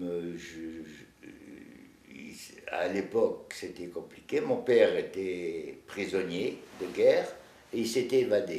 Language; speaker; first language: French; native; French